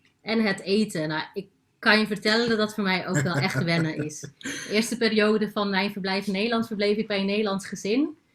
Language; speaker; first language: Dutch; non-native, local second language; Papiamento